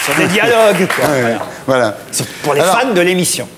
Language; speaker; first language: French; native; French